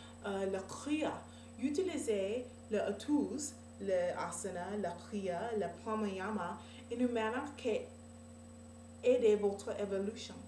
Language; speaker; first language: French; non-native, learner; English